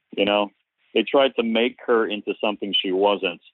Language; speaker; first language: English; native; English